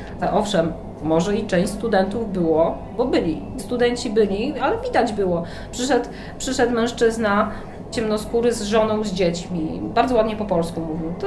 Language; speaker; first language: Polish; native; Polish